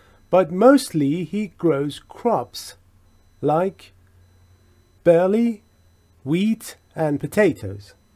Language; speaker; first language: English; non-native, fluent; Persian